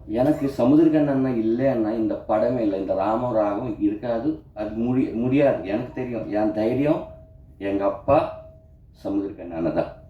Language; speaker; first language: Tamil; non-native, learner; Telugu